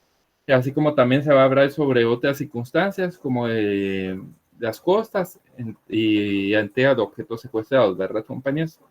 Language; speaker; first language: Spanish; native; Spanish